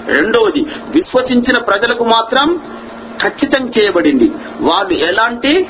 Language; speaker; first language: Telugu; native; Telugu